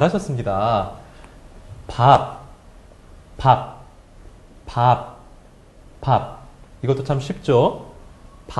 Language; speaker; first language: Korean; native; Korean